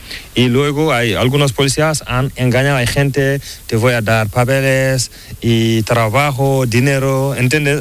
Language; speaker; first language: Spanish; non-native, learner; Fula